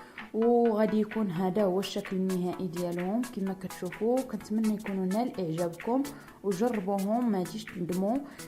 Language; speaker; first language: Arabic; native; Arabic